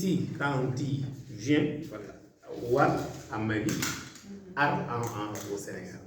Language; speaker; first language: French; non-native, local second language; Fula